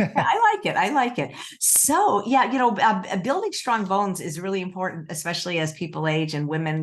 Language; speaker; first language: English; native; English